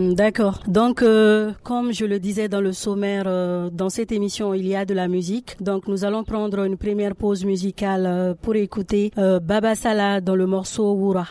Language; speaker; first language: French; non-native, local second language; Bambara